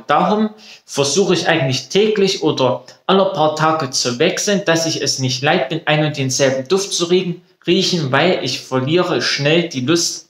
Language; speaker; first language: German; native; German